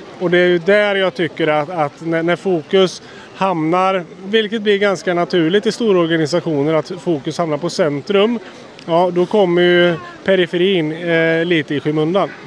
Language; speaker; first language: Swedish; native; Swedish